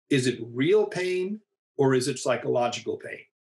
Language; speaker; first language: English; native; English